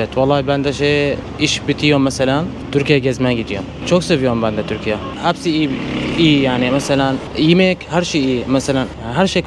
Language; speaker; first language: Turkish; non-native, learner; Arabic